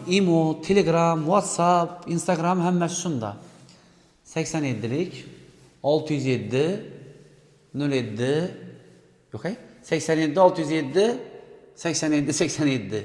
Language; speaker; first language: Uzbek; native; Uzbek